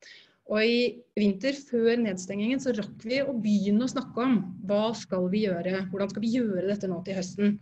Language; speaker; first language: Norwegian; native; Norwegian